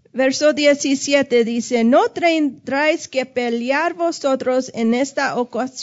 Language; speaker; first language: Spanish; non-native, fluent; English